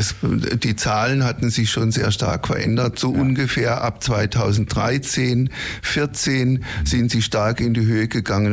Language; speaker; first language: German; native; German